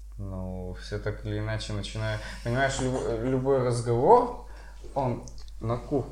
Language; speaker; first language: Russian; native; Russian